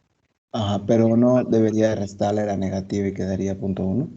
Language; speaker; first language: Spanish; native; Spanish